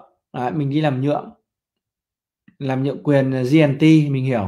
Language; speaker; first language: Vietnamese; native; Vietnamese